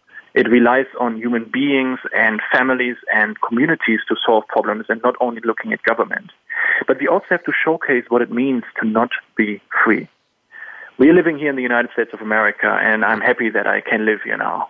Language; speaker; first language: English; non-native, fluent; German